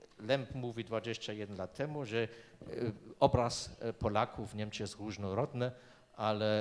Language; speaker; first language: Polish; non-native, fluent; German